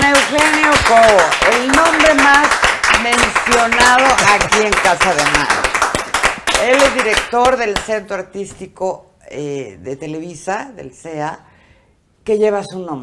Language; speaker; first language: Spanish; native; Spanish